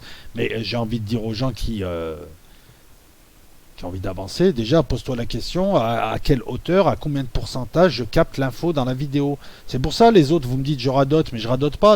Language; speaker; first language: French; native; French